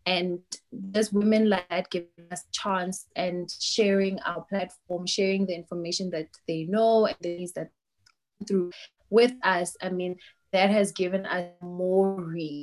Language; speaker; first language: English; non-native, local second language; Tsonga